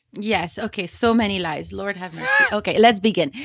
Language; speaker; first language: English; early bilingual, other home language; Arabic